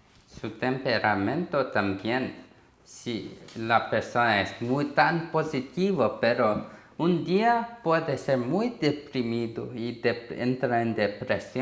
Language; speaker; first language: Spanish; non-native, learner; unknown